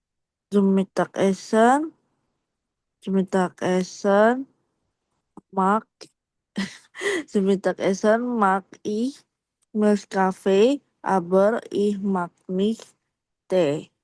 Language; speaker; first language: German; non-native, learner; Indonesian